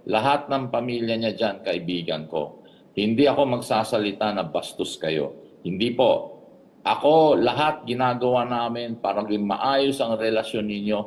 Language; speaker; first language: Filipino; non-native, local second language; Waray